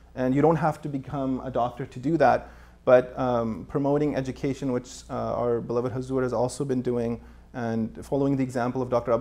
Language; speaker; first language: English; native; English